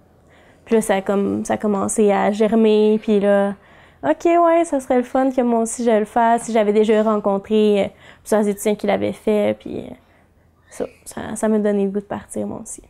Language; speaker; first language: French; native; French